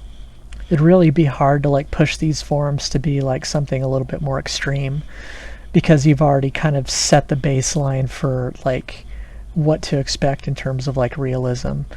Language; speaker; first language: English; native; English